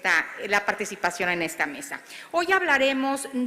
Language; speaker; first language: Spanish; native; Spanish